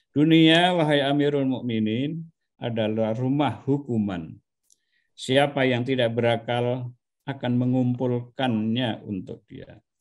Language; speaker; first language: Indonesian; non-native, local second language; Javanese